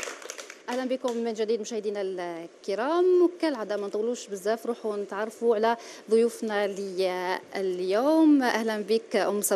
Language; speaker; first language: Arabic; native; Arabic